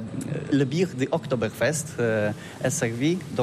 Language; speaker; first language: French; non-native, learner; Polish